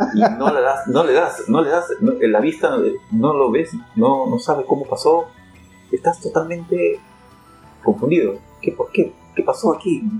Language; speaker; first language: Spanish; native; Spanish